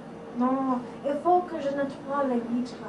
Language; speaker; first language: French; non-native, learner; English